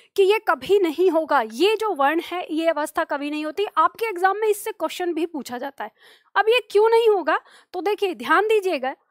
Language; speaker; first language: Hindi; native; Hindi